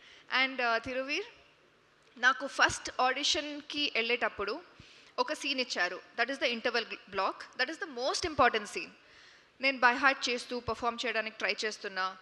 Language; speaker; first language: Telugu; non-native, fluent; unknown